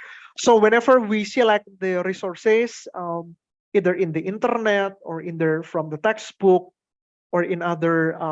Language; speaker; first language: English; non-native, fluent; Indonesian